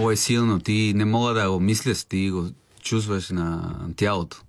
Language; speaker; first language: Bulgarian; non-native, learner; Spanish